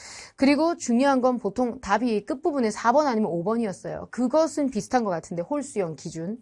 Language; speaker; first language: Korean; native; Korean